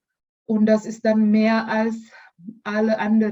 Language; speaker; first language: German; non-native, learner; Indonesian